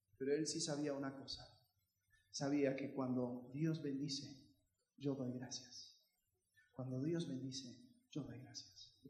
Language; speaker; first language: Spanish; early bilingual, heritage; Spanish